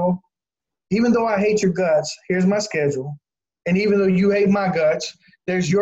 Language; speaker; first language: English; native; English